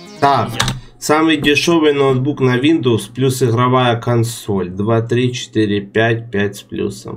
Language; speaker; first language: Russian; native; Russian